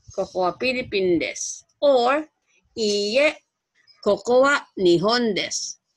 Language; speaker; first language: Japanese; non-native, fluent; Filipino